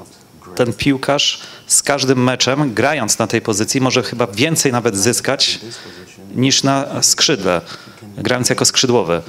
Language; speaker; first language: Polish; native; Polish